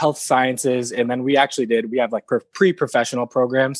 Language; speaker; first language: English; native; English